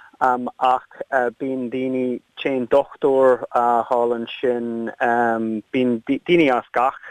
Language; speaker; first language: Irish; non-native, local second language; English